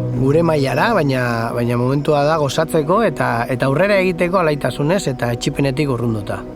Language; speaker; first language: Basque; native; Basque